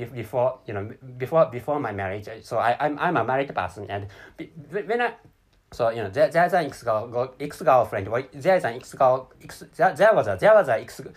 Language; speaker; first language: English; non-native, learner; Japanese